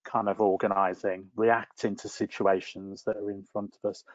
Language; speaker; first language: English; native; English